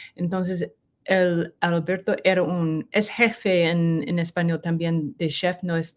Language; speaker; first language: Spanish; non-native, learner; English